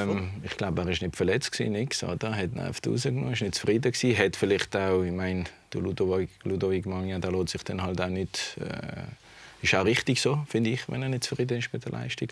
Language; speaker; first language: German; native; German